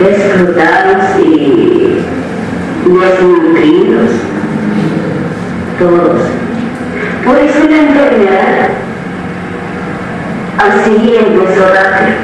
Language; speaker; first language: Spanish; non-native, local second language; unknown